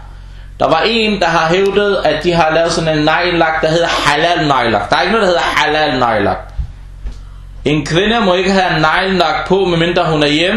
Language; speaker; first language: Danish; non-native, fluent; Arabic